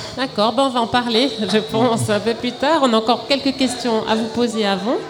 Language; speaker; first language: French; native; French